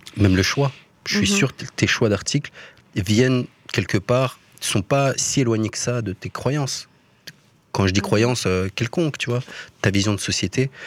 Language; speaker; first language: French; native; French